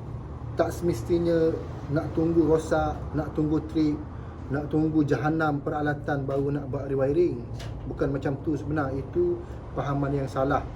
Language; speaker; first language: Malay; native; Malay